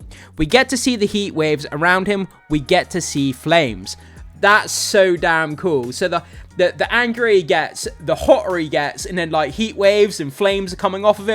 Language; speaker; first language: English; native; English